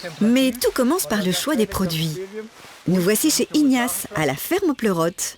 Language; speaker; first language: French; native; French